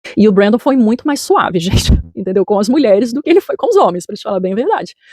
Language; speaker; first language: Portuguese; native; Portuguese